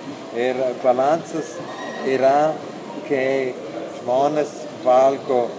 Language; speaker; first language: Lithuanian; non-native, learner; Italian